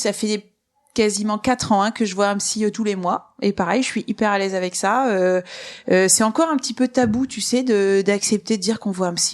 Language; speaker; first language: French; native; French